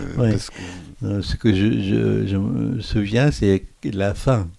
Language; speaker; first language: French; non-native, fluent; Korean